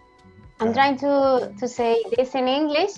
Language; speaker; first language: English; non-native, learner; Spanish